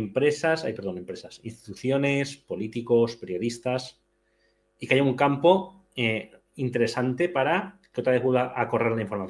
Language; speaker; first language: Spanish; native; Spanish